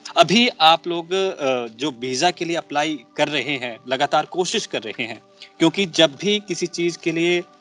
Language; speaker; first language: Hindi; native; Hindi